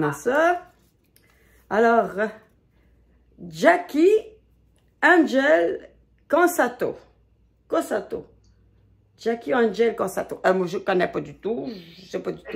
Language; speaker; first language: French; native; French